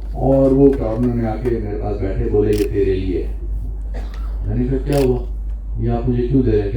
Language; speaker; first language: Hindi; native; Hindi